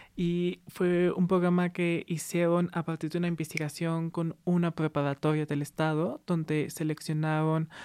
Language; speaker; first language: Spanish; native; Spanish